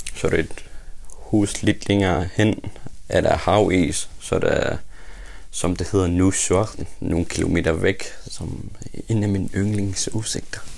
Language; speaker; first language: Danish; non-native, local second language; Kalaallisut